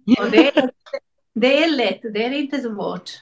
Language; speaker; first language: Swedish; non-native, learner; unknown